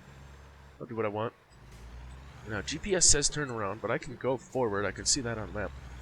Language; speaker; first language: English; native; English